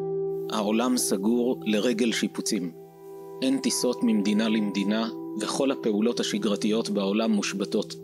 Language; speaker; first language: Hebrew; native; Hebrew